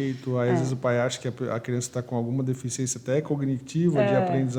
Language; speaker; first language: Portuguese; native; Portuguese